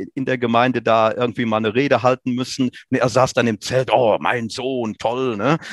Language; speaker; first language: German; native; German